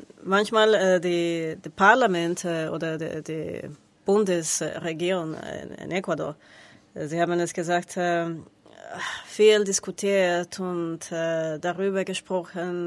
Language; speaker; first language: German; non-native, learner; Spanish